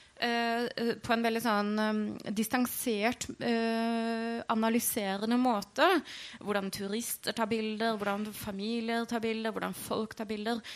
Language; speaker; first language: Norwegian; native; Norwegian